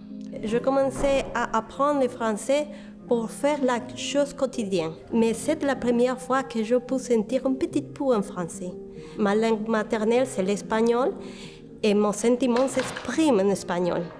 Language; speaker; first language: French; non-native, learner; Spanish